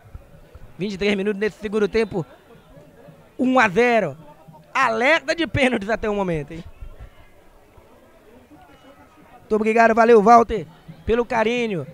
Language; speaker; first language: Portuguese; native; Portuguese